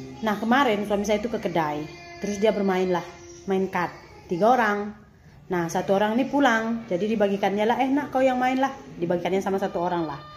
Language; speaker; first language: Indonesian; native; Indonesian